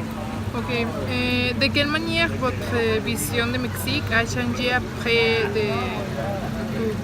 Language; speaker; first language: French; non-native, fluent; Spanish